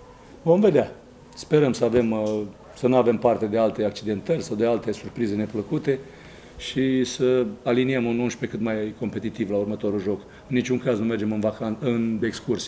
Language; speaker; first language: Romanian; native; Romanian